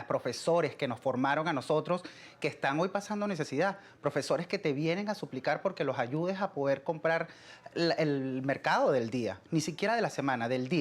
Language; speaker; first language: Spanish; native; Spanish